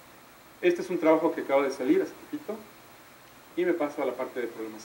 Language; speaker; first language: Spanish; native; Spanish